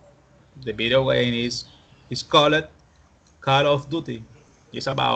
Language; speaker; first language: English; non-native, learner; Spanish